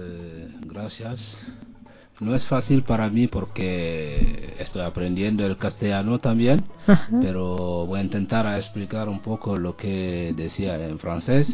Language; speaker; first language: Spanish; non-native, learner; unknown